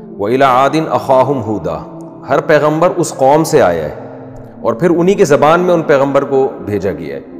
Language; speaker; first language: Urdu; native; Urdu